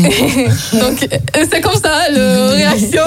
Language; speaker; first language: French; non-native, learner; Azerbaijani